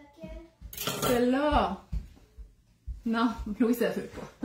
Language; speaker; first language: French; native; French